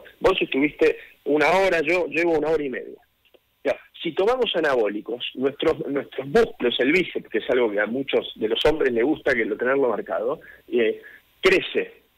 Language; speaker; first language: Spanish; native; Spanish